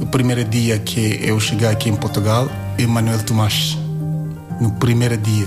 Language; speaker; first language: Portuguese; non-native, learner; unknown